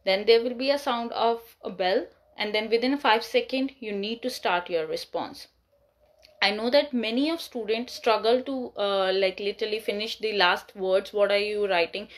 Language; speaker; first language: English; non-native, local second language; Punjabi